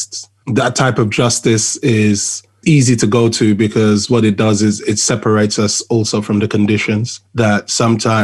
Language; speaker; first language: English; native; English